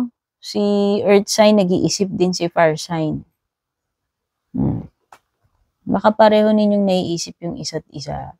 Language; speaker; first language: Filipino; native; Filipino